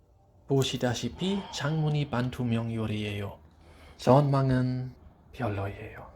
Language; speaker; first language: Korean; non-native, fluent; German